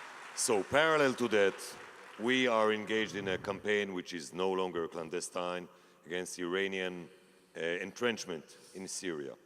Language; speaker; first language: English; non-native, fluent; Hebrew